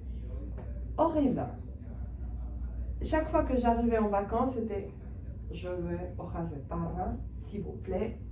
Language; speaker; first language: French; non-native, fluent; Spanish